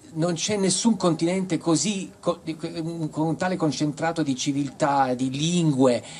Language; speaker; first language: Italian; native; Italian